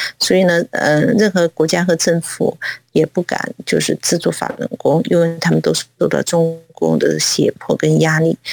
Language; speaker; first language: Chinese; non-native, local second language; Cantonese